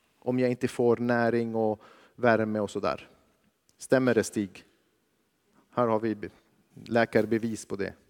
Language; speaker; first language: Swedish; non-native, fluent; Arabic